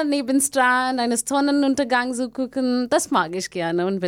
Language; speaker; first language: German; non-native, fluent; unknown